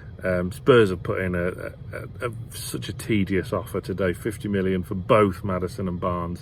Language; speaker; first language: English; native; English